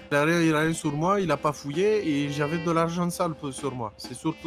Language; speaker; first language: French; native; French